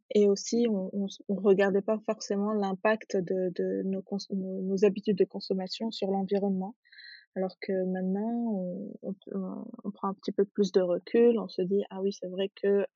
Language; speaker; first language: French; non-native, local second language; Arabic